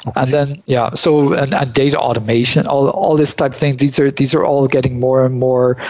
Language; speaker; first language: English; native; English